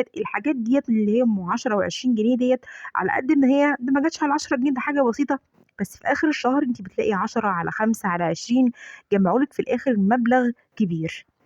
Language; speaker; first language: Arabic; native; Arabic